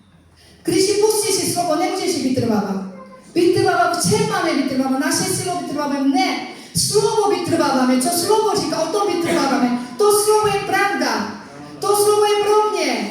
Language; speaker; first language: Czech; non-native, fluent; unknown